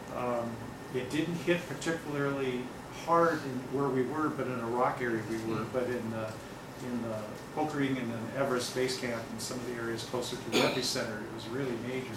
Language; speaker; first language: English; native; English